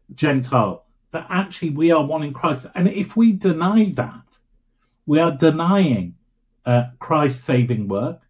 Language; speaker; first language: English; native; English